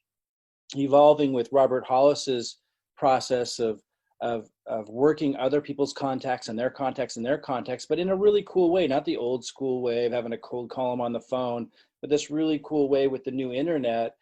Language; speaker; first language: English; native; English